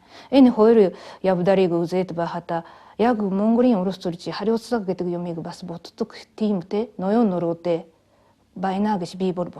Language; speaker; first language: Mongolian; non-native, fluent; Japanese